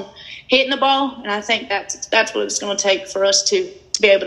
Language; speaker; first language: English; native; English